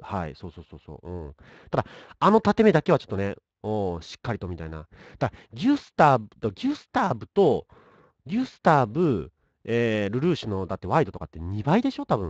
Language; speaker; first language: Japanese; native; Japanese